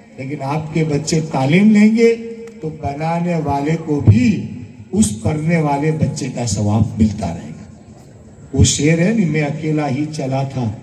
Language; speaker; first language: Hindi; non-native, local second language; Gujarati